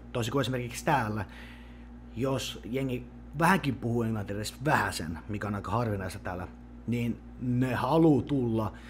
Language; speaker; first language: Finnish; native; Finnish